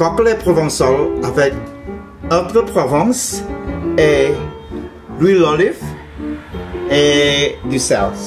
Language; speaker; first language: French; non-native, learner; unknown